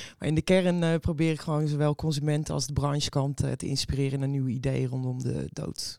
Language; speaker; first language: Dutch; native; Dutch